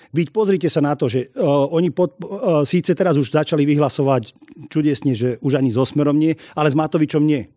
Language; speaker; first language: Slovak; non-native, local second language; Hungarian